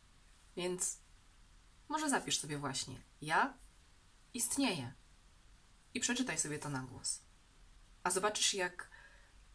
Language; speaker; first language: Polish; native; Polish